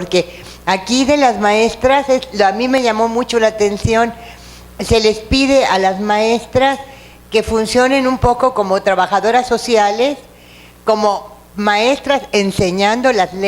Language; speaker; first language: Spanish; native; Spanish